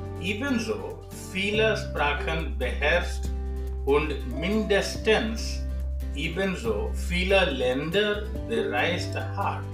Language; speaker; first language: German; non-native, fluent; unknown